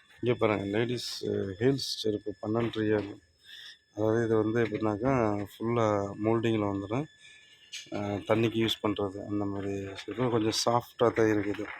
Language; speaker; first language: Tamil; native; Tamil